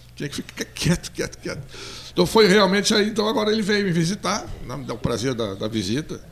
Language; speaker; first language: Portuguese; native; Portuguese